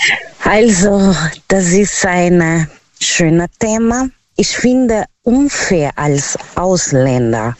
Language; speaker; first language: German; non-native, learner; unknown